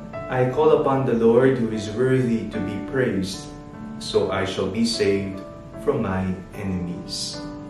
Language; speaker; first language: English; non-native, local second language; Filipino